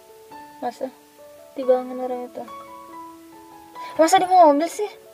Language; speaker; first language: Indonesian; native; Indonesian